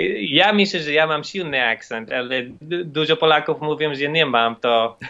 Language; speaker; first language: Polish; non-native, learner; English